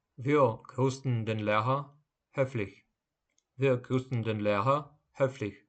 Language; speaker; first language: German; non-native, fluent; Ukrainian